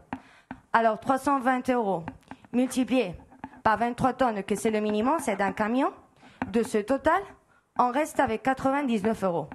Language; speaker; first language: French; non-native, fluent; Spanish